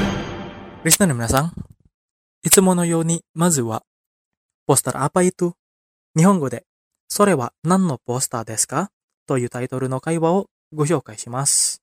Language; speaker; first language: Japanese; non-native, fluent; Indonesian